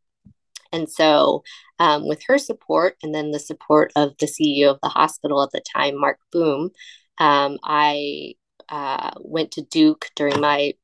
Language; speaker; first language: English; native; English